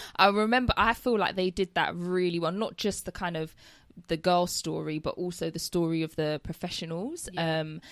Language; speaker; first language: English; native; English